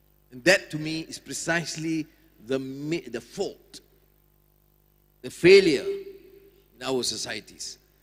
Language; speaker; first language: English; non-native, local second language; Malay